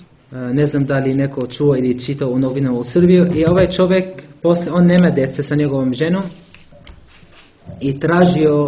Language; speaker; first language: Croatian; non-native, learner; Arabic